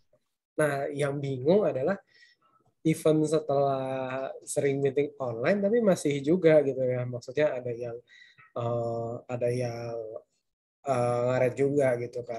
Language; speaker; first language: Indonesian; native; Indonesian